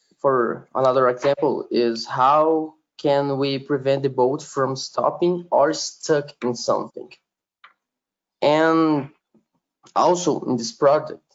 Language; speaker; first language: English; non-native, learner; Portuguese